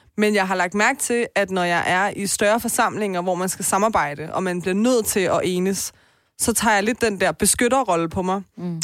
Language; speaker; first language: Danish; early bilingual, other home language; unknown